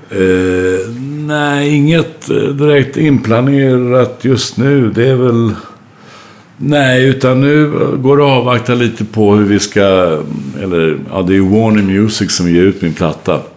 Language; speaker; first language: Swedish; native; Swedish